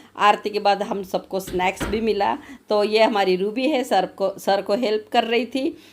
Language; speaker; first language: Hindi; non-native, local second language; Marathi